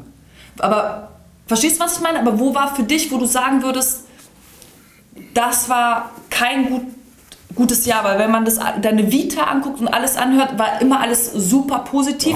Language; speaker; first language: German; early bilingual, other home language; Serbian